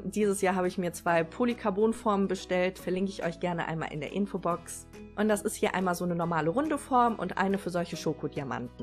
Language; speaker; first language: German; native; German